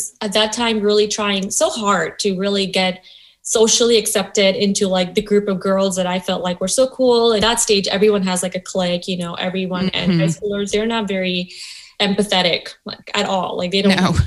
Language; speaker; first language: English; non-native, local second language; Gujarati